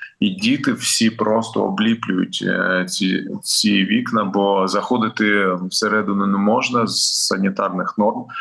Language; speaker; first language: Ukrainian; non-native, local second language; Russian